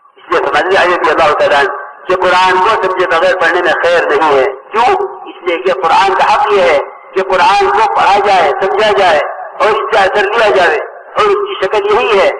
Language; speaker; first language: Urdu; native; Urdu